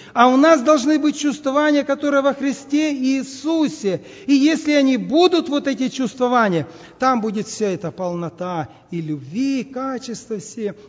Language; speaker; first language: Russian; native; Russian